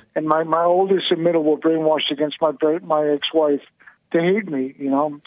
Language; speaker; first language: English; native; English